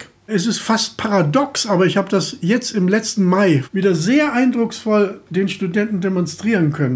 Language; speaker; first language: German; native; German